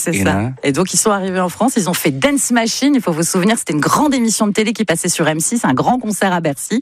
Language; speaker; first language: French; native; French